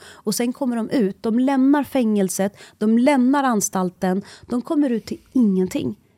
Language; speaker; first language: Swedish; early bilingual, other home language; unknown